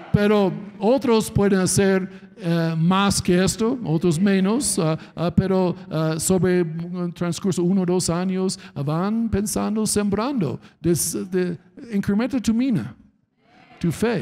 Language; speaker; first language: Spanish; non-native, fluent; English